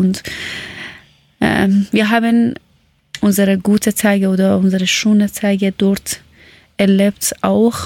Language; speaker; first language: German; non-native, fluent; Persian